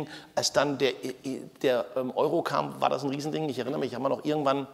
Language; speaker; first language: German; native; German